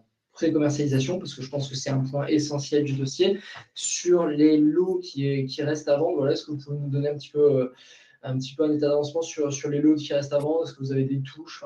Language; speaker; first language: French; native; French